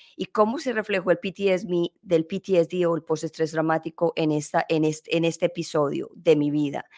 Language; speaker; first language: Spanish; native; Spanish